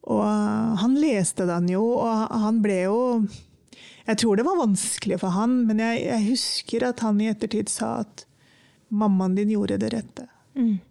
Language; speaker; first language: Norwegian; early bilingual, other home language; Urdu